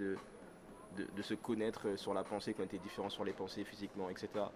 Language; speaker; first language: French; native; French